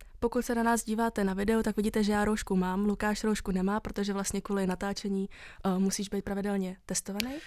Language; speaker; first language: Czech; native; Czech